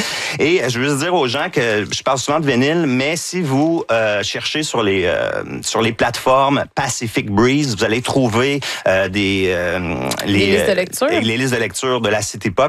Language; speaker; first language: French; native; French